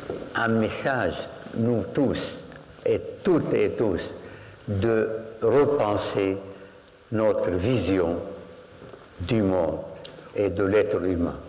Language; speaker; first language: French; non-native, fluent; Arabic